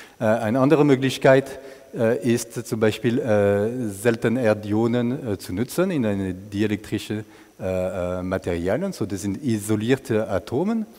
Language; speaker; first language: German; non-native, fluent; French